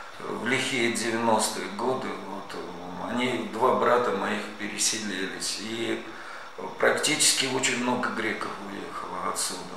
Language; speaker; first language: Russian; non-native, local second language; Armenian